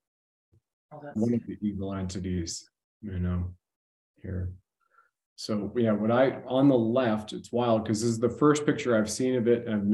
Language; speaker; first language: English; native; English